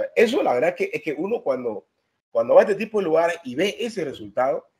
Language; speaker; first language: Spanish; native; Spanish